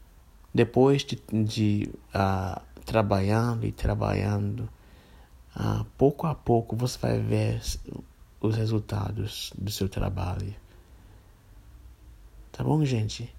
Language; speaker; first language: Portuguese; non-native, fluent; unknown